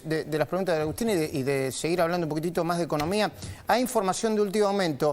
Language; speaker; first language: Spanish; native; Spanish